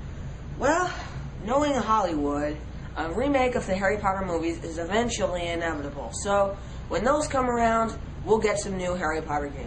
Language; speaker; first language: English; native; English